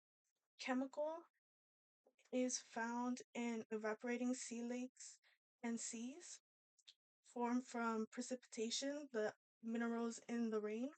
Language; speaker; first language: English; native; English